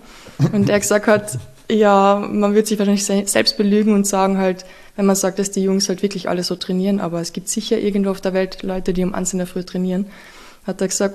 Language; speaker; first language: German; native; German